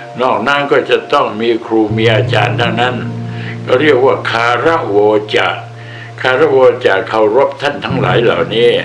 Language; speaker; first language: Thai; native; Thai